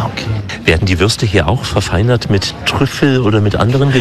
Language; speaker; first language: German; native; German